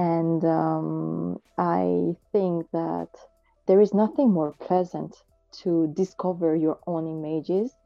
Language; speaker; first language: English; non-native, fluent; French